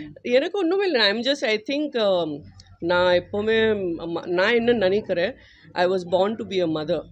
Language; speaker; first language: Tamil; non-native, learner; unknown